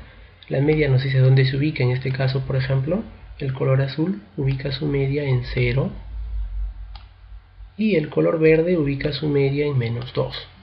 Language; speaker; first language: Spanish; native; Spanish